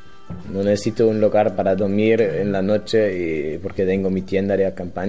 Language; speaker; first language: Spanish; non-native, learner; German